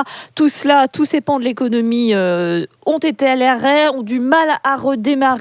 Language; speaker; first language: French; native; French